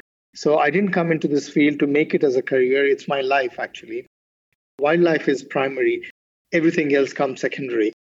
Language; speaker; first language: English; non-native, local second language; Kannada